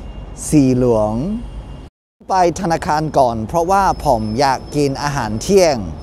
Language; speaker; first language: Thai; non-native, fluent; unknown